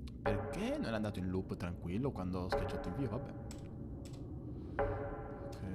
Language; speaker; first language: Italian; native; Italian